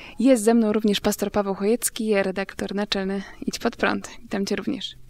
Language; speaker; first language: Polish; native; Polish